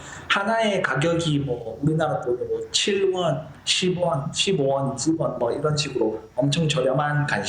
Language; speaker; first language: Korean; native; Korean